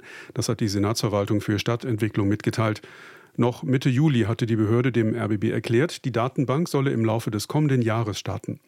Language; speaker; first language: German; native; German